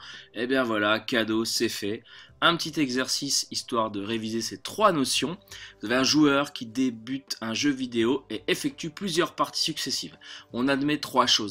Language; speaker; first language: French; native; French